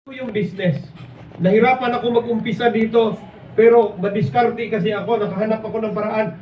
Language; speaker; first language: Filipino; non-native, local second language; Cebuano